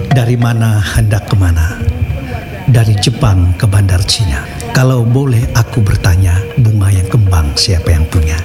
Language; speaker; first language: Indonesian; non-native, local second language; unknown